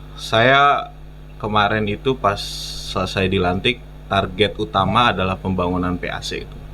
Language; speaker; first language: Indonesian; native; Indonesian